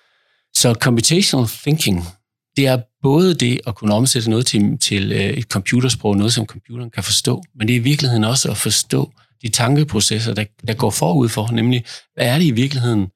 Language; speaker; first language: Danish; native; Danish